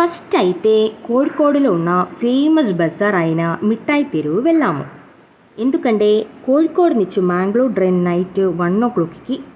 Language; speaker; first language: Telugu; non-native, learner; Malayalam